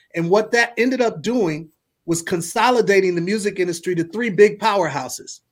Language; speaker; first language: English; native; English